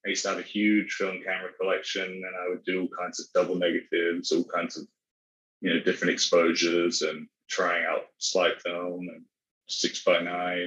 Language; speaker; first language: English; native; English